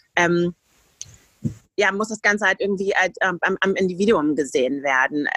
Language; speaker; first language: German; native; German